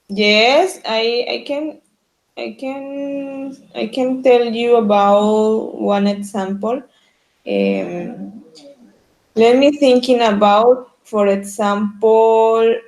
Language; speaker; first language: English; non-native, learner; Spanish